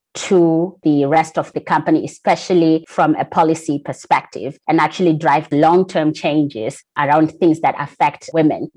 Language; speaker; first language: English; non-native, local second language; Shona